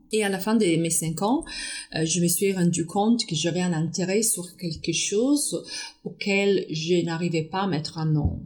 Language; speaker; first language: French; non-native, fluent; Italian